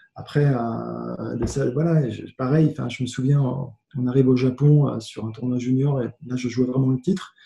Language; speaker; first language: French; native; French